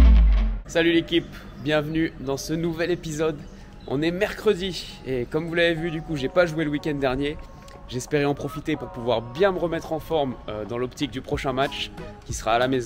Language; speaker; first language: French; native; French